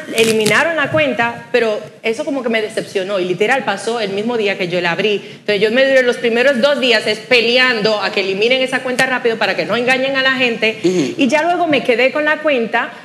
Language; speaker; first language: Spanish; non-native, fluent; Haitian Creole